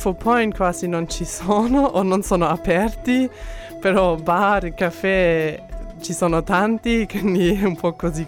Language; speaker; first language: Italian; non-native, fluent; German